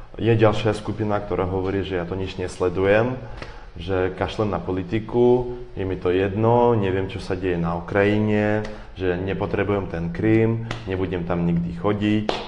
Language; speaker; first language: Slovak; non-native, fluent; Russian